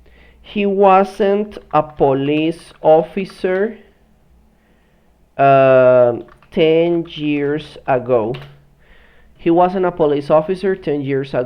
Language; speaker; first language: English; non-native, fluent; Spanish